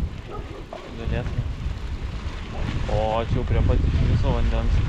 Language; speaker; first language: Lithuanian; native; Lithuanian